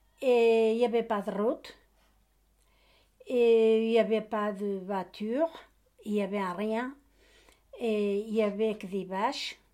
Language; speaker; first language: French; non-native, learner; Portuguese